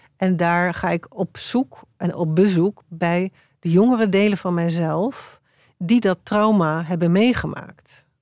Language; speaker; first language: Dutch; native; Dutch